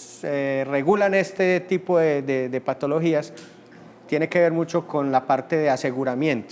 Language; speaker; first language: Spanish; native; Spanish